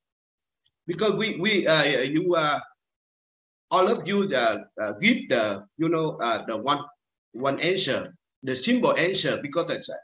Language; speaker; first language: English; non-native, learner; Vietnamese